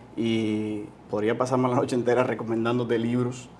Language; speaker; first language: Spanish; native; Spanish